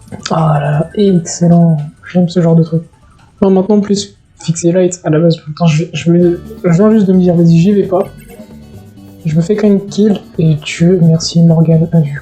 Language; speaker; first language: French; native; French